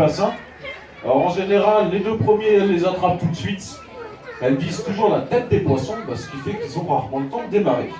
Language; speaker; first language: French; native; French